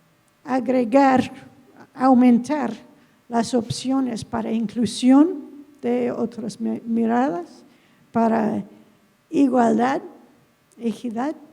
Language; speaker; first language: Spanish; non-native, fluent; English